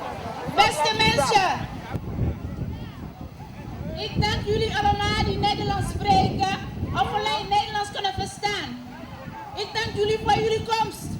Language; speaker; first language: Dutch; non-native, fluent; French